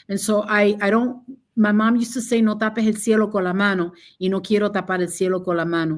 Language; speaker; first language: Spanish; early bilingual, heritage; Spanish